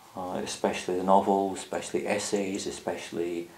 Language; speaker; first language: English; native; English